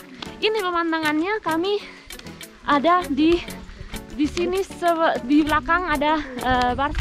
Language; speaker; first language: Indonesian; non-native, fluent; Spanish